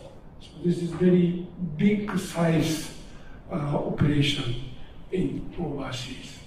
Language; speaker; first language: English; non-native, learner; Japanese